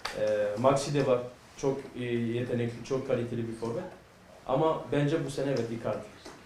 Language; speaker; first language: Turkish; early bilingual, heritage; Turkish